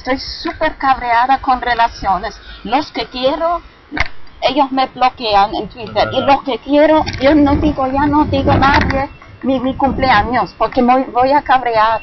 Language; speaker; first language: Spanish; non-native, fluent; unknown